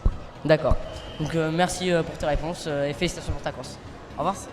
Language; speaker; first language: French; native; French